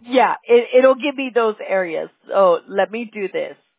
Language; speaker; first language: English; early bilingual, other home language; Spanish